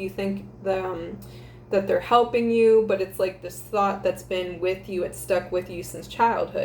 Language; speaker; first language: English; native; English